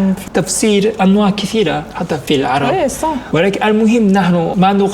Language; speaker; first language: Arabic; non-native, fluent; Korean